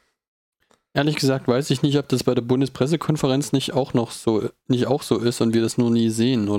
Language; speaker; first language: German; native; German